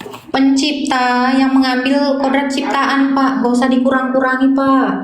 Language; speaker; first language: Indonesian; native; Indonesian